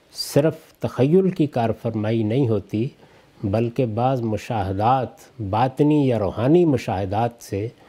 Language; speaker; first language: Urdu; native; Urdu